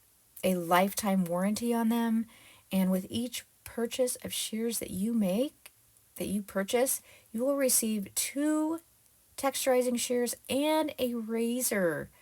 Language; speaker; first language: English; native; English